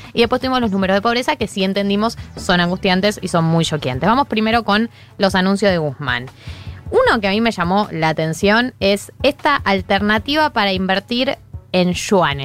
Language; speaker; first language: Spanish; native; Spanish